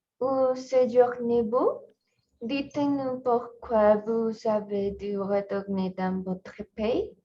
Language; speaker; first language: French; non-native, learner; Spanish